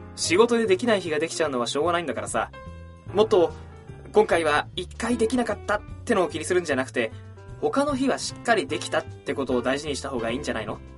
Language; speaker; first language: Japanese; native; Japanese